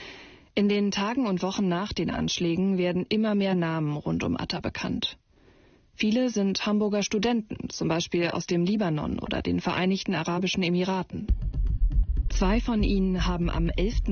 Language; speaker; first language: German; native; German